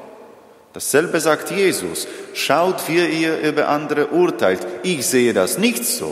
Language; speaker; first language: German; non-native, fluent; Polish